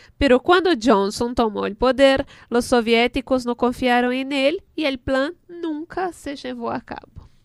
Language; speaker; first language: Spanish; non-native, fluent; Portuguese